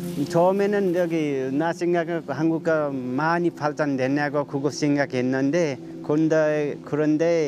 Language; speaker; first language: Korean; non-native, learner; Nepali